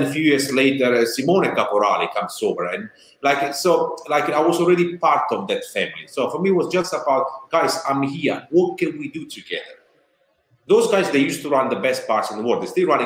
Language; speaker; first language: English; non-native, fluent; Italian